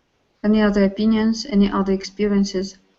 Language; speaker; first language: English; non-native, fluent; Russian